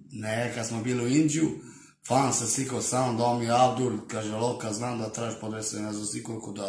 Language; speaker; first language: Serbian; non-native, local second language; Romany